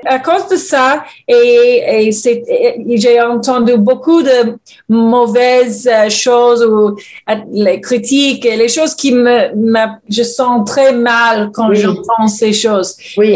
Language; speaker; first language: French; non-native, learner; English